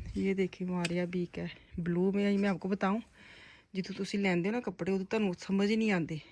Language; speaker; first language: Urdu; non-native, local second language; Punjabi